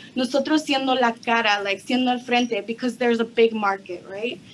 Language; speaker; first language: English; native; English